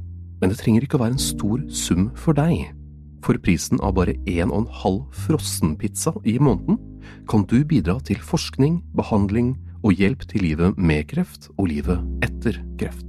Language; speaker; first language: Norwegian; native; Norwegian